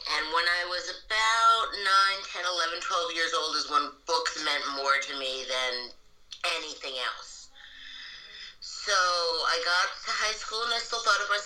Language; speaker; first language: English; native; English